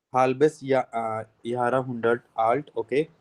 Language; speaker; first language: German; non-native, fluent; Hindi